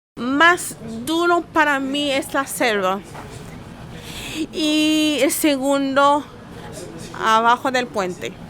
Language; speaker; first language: Spanish; non-native, learner; Haitian Creole